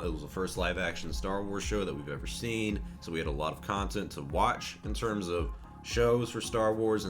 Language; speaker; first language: English; native; English